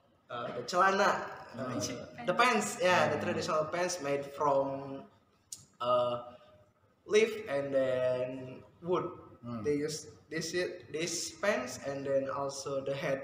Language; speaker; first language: English; non-native, fluent; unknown